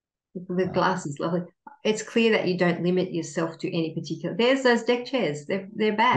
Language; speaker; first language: English; native; English